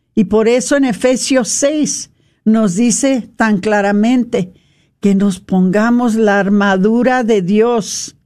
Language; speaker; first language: Spanish; non-native, fluent; English